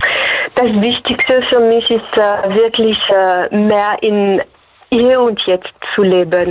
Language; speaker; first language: German; non-native, fluent; French